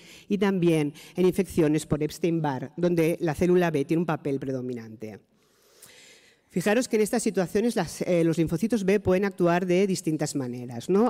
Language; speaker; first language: Spanish; native; Spanish